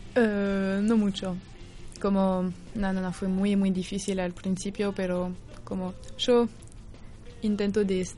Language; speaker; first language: Spanish; non-native, fluent; French